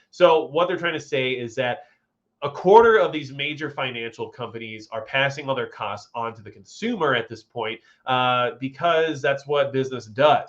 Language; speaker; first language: English; native; English